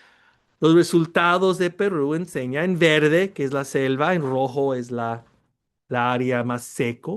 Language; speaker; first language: Spanish; early bilingual, heritage; Spanish